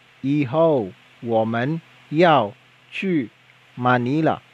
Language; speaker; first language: Chinese; non-native, learner; Filipino